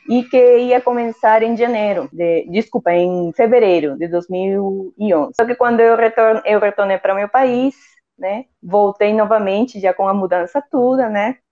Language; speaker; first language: Portuguese; non-native, fluent; Spanish